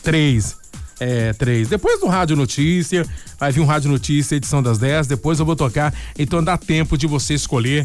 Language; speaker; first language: Portuguese; native; Portuguese